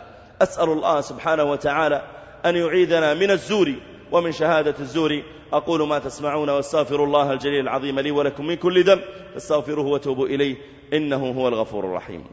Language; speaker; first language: Arabic; native; Arabic